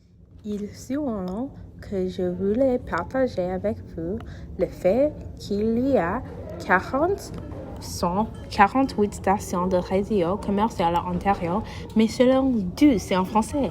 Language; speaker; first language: French; non-native, learner; English